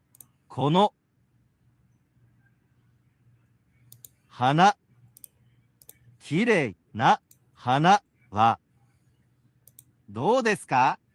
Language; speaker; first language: Japanese; non-native, learner; English